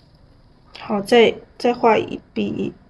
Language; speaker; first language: Chinese; native; Chinese